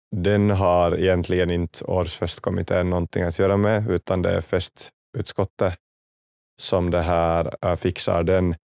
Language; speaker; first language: Swedish; native; Swedish